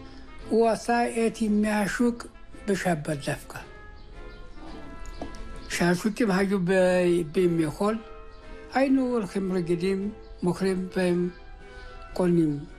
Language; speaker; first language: Hebrew; early bilingual, other home language; Amharic